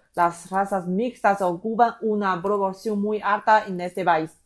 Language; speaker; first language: Spanish; non-native, fluent; Chinese